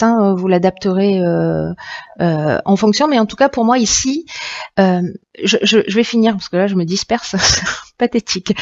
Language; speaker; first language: French; native; French